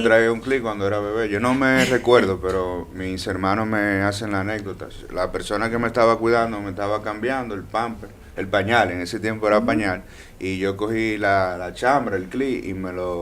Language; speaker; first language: Spanish; native; Spanish